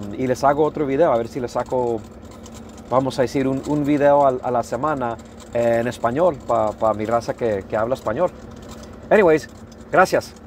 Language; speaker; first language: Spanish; early bilingual, heritage; Spanish